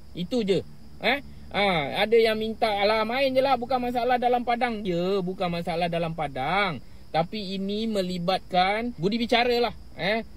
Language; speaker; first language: Malay; native; Malay